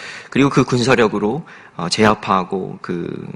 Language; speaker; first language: Korean; native; Korean